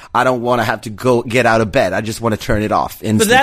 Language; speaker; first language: English; non-native, fluent; Swedish